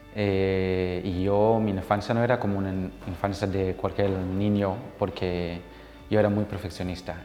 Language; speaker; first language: Spanish; non-native, fluent; Hebrew